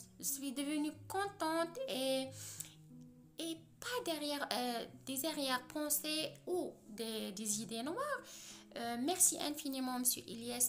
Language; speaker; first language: French; non-native, local second language; Arabic